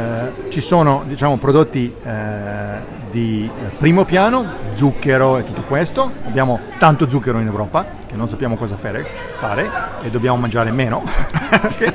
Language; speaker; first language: Italian; non-native, learner; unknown